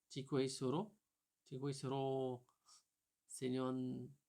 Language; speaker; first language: Korean; non-native, learner; German